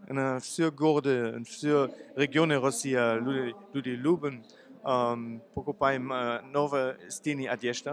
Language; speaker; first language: Russian; non-native, learner; German